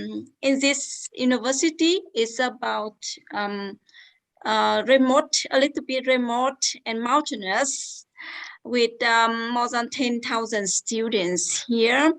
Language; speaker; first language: English; non-native, fluent; Vietnamese